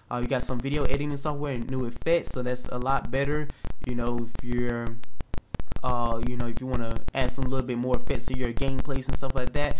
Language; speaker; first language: English; native; English